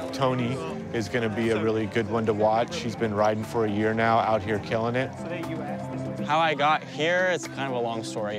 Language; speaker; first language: English; native; English